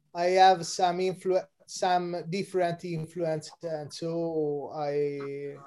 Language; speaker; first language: English; non-native, learner; Italian